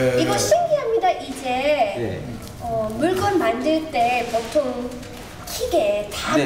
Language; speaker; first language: Korean; non-native, learner; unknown